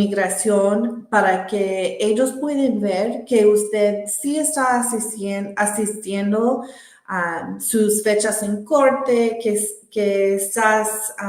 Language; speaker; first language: Spanish; early bilingual, heritage; Spanish